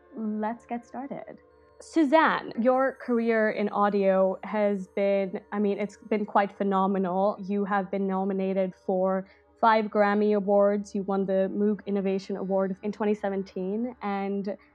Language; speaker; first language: English; non-native, local second language; Hindi